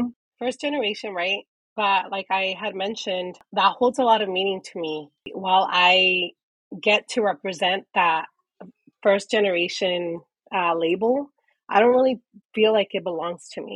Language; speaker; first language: English; native; English